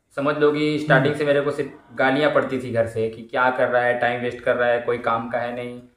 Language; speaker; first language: Hindi; native; Hindi